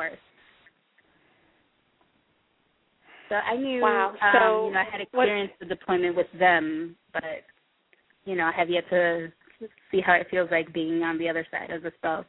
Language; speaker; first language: English; native; English